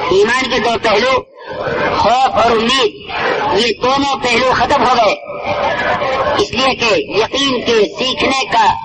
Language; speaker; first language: Urdu; native; Urdu